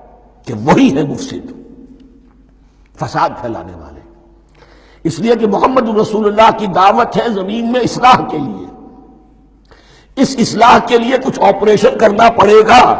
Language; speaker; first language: Urdu; native; Urdu